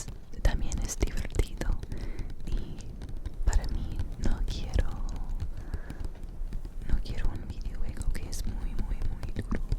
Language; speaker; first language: Spanish; non-native, learner; English